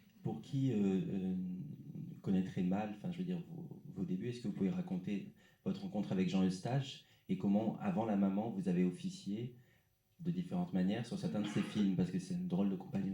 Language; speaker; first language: French; native; French